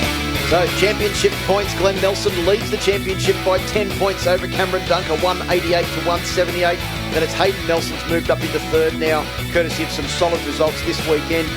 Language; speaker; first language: English; native; English